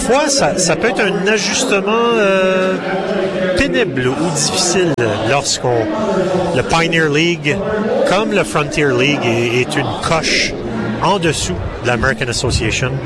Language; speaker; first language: French; native; French